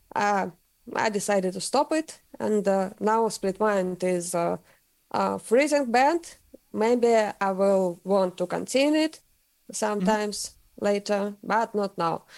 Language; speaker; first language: English; non-native, learner; Russian